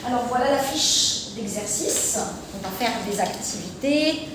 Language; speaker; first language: French; non-native, fluent; Arabic